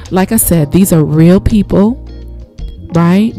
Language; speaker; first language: English; native; English